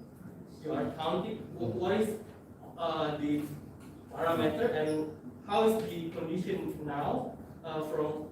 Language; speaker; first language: English; non-native, fluent; Indonesian